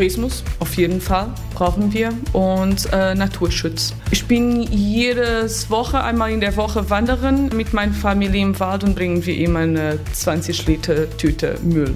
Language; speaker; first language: German; non-native, fluent; Portuguese